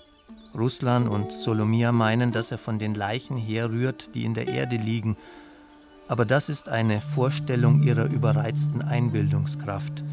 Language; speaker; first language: German; native; German